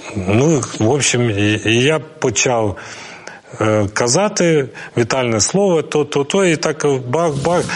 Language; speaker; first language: Ukrainian; non-native, local second language; Russian